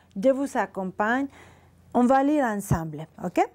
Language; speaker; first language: French; non-native, learner; Spanish